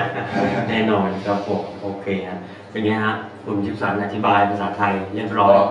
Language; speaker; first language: Thai; native; Thai